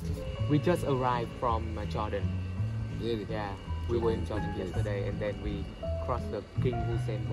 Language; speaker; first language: English; non-native, fluent; Vietnamese